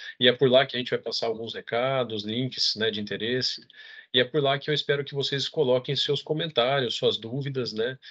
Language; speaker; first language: Portuguese; native; Portuguese